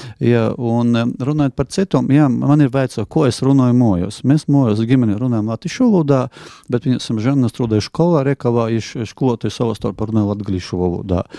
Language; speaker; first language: Latvian; non-native, local second language; Russian